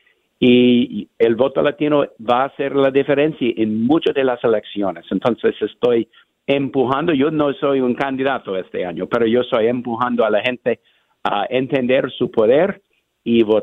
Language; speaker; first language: Spanish; non-native, fluent; English